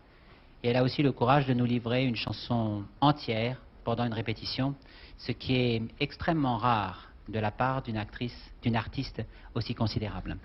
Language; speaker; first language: French; native; French